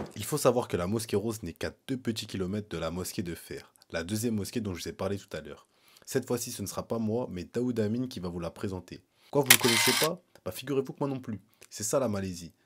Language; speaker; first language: French; native; French